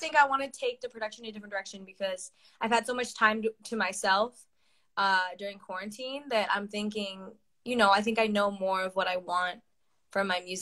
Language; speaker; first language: English; early bilingual, other home language; Spanish